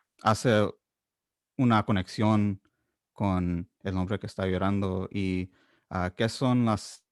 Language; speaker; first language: Spanish; non-native, fluent; English